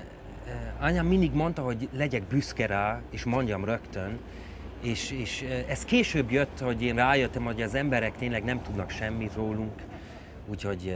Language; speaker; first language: Hungarian; early bilingual, heritage; Hungarian